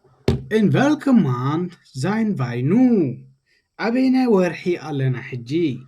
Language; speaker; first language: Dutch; non-native, fluent; Tigrinya